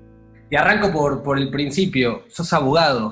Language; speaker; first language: Spanish; native; Spanish